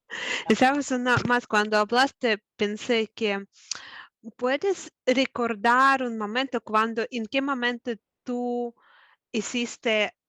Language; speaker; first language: Spanish; non-native, fluent; Russian